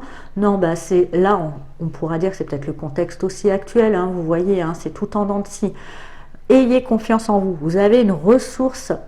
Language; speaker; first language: French; native; French